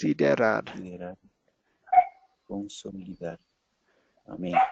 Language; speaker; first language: Spanish; native; Spanish